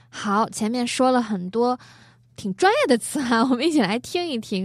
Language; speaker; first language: Chinese; native; Chinese